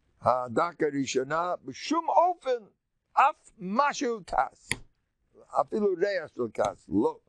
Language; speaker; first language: Hebrew; non-native, fluent; English